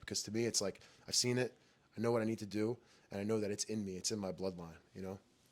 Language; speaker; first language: English; native; English